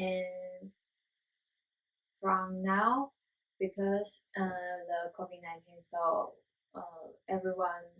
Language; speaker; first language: English; non-native, learner; Chinese